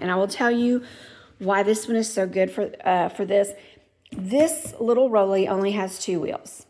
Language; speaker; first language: English; native; English